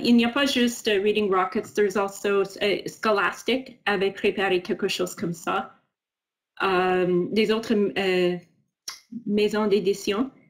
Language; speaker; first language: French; non-native, fluent; English